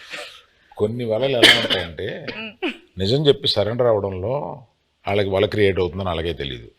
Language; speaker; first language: Telugu; native; Telugu